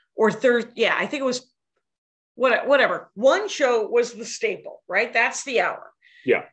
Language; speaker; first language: English; native; English